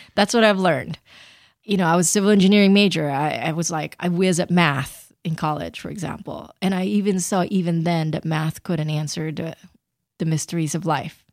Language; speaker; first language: English; early bilingual, other home language; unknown